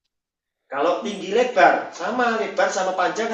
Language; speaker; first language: Indonesian; native; Indonesian